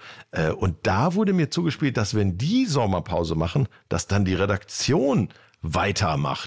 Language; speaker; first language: German; native; German